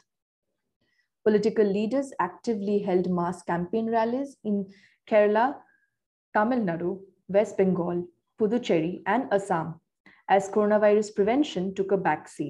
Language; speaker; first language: English; non-native, local second language; Bangla